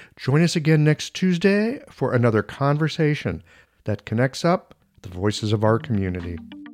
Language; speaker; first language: English; native; English